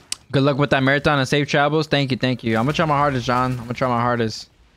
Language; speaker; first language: English; early bilingual, other home language; Spanish